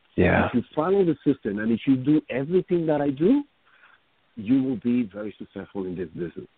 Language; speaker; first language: English; non-native, fluent; Spanish